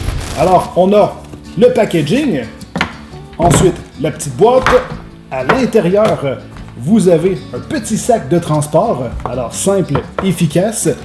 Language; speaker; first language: French; native; French